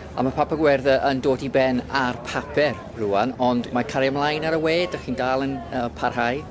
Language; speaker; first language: Welsh; non-native, local second language; English